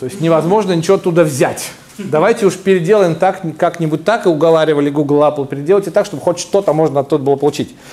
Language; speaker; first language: Russian; native; Russian